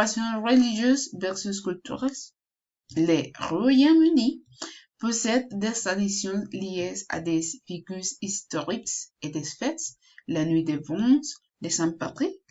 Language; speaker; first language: French; non-native, learner; Spanish